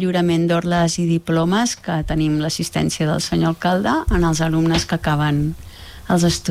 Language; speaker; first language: Catalan; native; Catalan